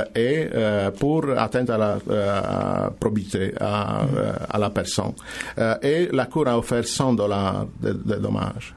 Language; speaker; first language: French; non-native, fluent; Romanian